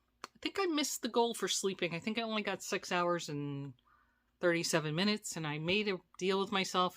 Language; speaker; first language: English; native; English